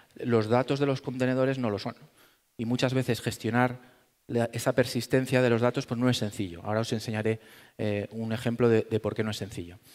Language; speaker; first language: Spanish; native; Spanish